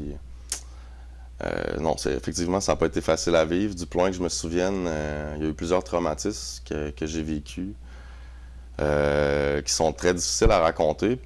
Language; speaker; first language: French; native; French